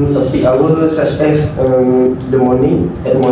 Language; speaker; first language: English; non-native, learner; Malay